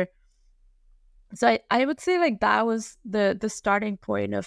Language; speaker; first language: English; non-native, local second language; Hindi